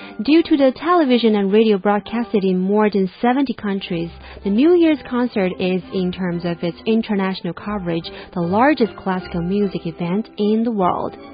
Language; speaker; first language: English; non-native, fluent; Chinese